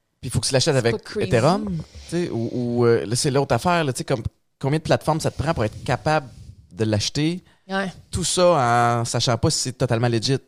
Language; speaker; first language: French; native; French